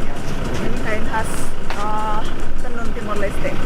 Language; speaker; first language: Indonesian; native; Indonesian